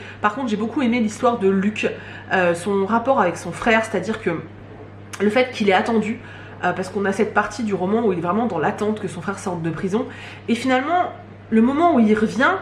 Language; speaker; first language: French; native; French